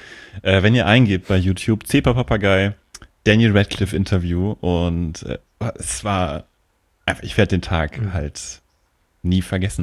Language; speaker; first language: German; native; German